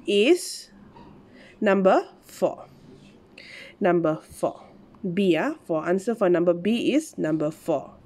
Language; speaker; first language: English; non-native, local second language; Malay